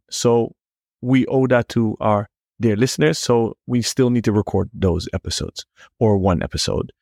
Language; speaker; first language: English; non-native, fluent; Hebrew